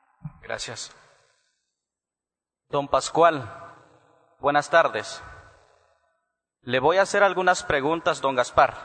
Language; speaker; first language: Spanish; native; Spanish